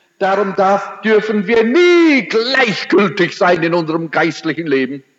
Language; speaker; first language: German; early bilingual, heritage; German